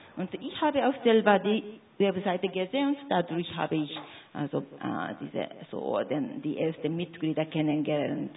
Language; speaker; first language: German; non-native, fluent; Japanese